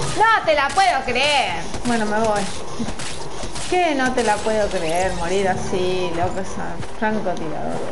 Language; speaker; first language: Spanish; native; Spanish